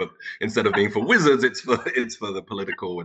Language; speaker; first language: English; non-native, local second language; Turkish